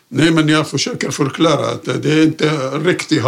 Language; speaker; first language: Swedish; non-native, fluent; Arabic